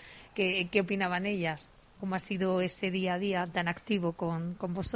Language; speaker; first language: Spanish; native; Spanish